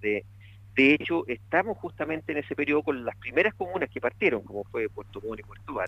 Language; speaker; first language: Spanish; native; Spanish